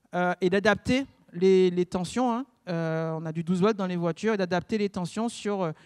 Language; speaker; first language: French; native; French